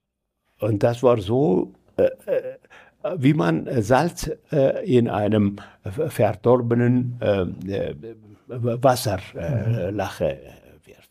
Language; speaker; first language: German; non-native, fluent; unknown